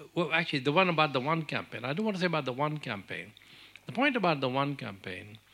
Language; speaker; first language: English; non-native, local second language; Urdu